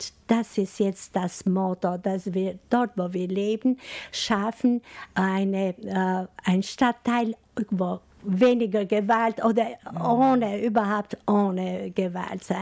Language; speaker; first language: German; non-native, learner; Albanian